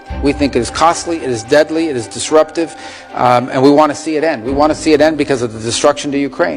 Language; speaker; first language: English; native; English